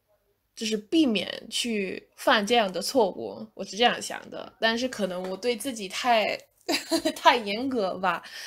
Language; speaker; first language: Chinese; non-native, fluent; English